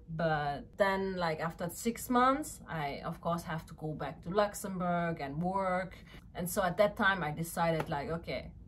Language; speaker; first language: English; non-native, fluent; French